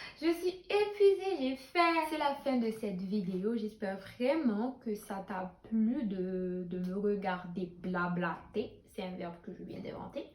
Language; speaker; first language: French; non-native, local second language; Haitian Creole